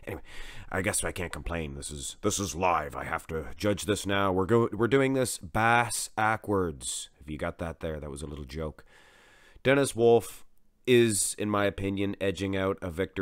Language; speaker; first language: English; native; English